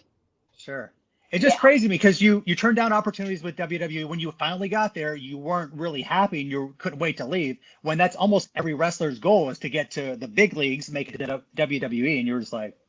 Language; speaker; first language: English; native; English